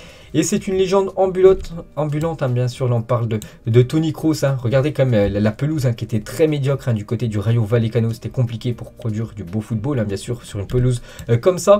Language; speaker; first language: French; native; French